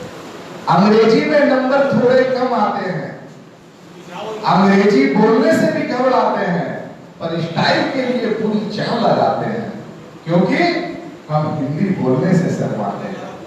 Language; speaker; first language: Hindi; native; Hindi